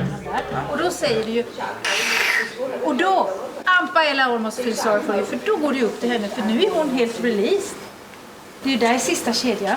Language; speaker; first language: Swedish; native; Swedish